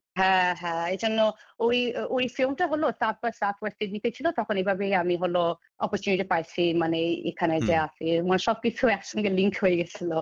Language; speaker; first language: Bangla; early bilingual, heritage; Bangla